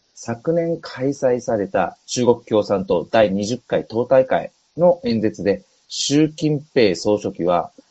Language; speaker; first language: Japanese; native; Japanese